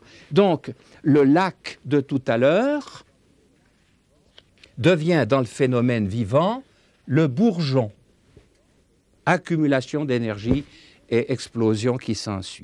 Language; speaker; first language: French; native; French